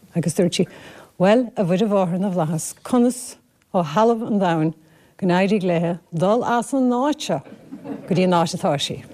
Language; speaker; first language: Irish; native; Irish